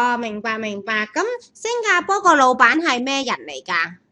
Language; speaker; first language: Chinese; native; Chinese